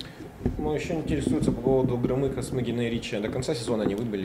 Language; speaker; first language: Russian; native; Russian